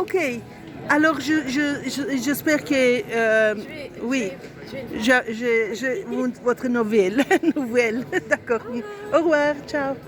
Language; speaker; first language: French; non-native, learner; Italian